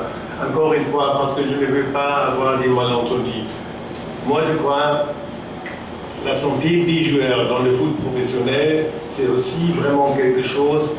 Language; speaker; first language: French; non-native, fluent; German